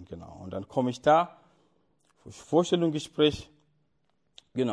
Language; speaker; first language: German; non-native, fluent; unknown